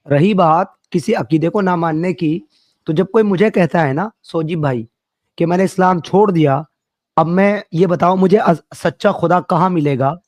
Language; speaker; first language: Hindi; native; Hindi